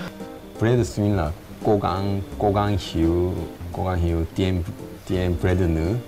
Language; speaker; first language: Vietnamese; non-native, learner; Korean